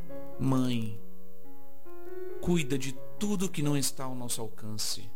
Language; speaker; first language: Portuguese; native; Portuguese